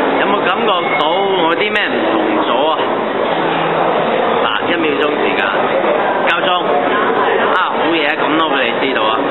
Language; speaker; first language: Cantonese; native; Cantonese